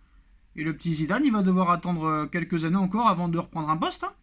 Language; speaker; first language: French; native; French